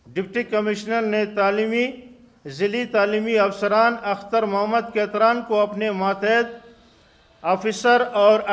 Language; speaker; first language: Urdu; non-native, local second language; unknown